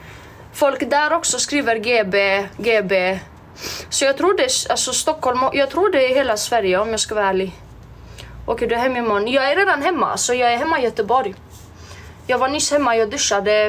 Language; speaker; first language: Swedish; early bilingual, other home language; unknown